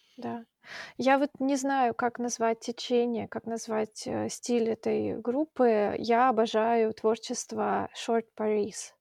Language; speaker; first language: Russian; native; Russian